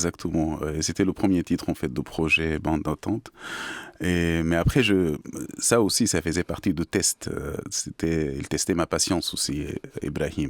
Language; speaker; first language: French; non-native, fluent; Arabic